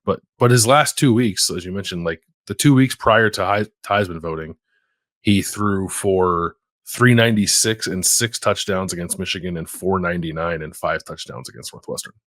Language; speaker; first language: English; native; English